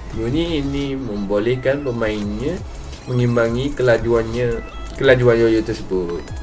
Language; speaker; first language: Malay; native; Malay